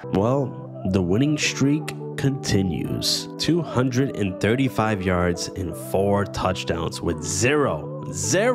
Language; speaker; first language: English; native; English